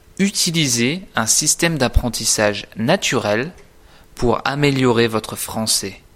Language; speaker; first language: French; native; French